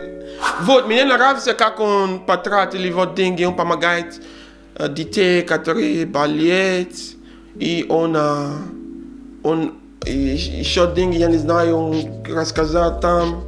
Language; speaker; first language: Russian; non-native, learner; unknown